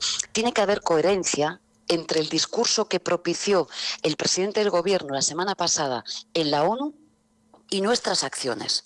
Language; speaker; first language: Spanish; native; Spanish